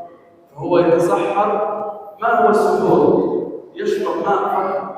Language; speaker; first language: Arabic; native; Arabic